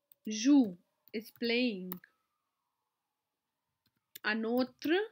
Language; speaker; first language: French; non-native, fluent; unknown